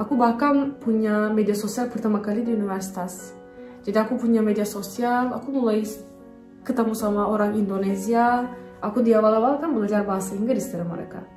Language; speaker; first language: Indonesian; non-native, fluent; Turkish